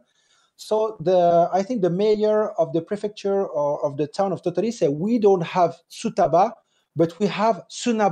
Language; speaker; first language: English; non-native, fluent; French